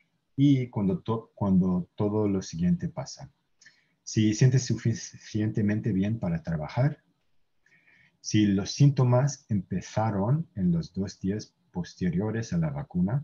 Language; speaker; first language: Spanish; non-native, fluent; English